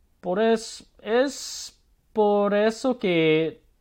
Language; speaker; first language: Spanish; non-native, learner; Korean